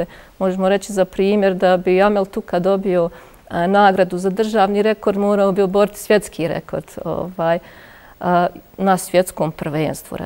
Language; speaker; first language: Croatian; native; Croatian